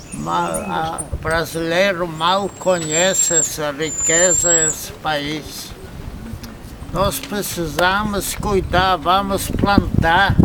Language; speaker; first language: Portuguese; non-native, fluent; Polish